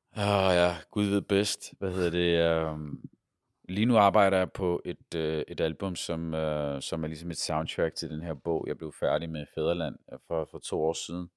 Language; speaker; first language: Danish; early bilingual, other home language; Arabic